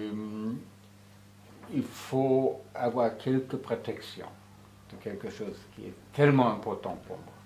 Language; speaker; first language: French; non-native, fluent; English